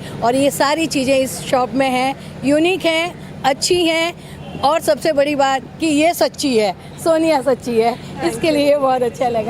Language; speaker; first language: Hindi; native; Hindi